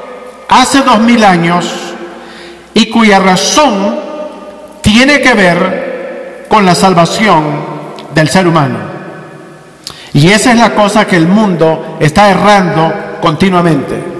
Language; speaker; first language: Spanish; native; Spanish